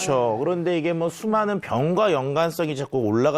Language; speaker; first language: Korean; native; Korean